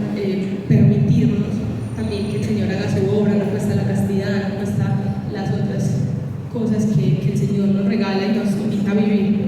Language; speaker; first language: Spanish; native; Spanish